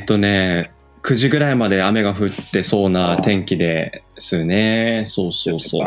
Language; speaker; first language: Japanese; native; Japanese